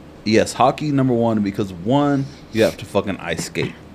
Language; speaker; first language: English; early bilingual, other home language; Spanish